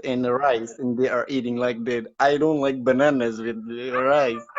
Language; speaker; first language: English; non-native, learner; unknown